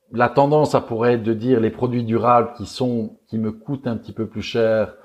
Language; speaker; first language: French; native; French